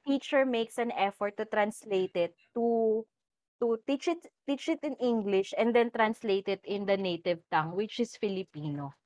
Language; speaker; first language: English; non-native, local second language; Filipino